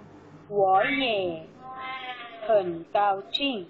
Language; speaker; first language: Chinese; non-native, learner; Thai